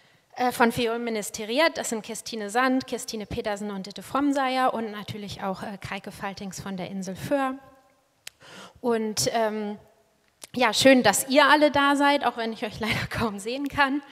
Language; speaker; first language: German; native; German